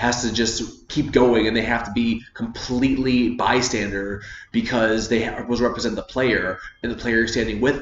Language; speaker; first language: English; native; English